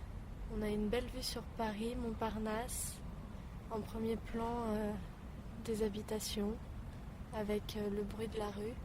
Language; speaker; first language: French; native; French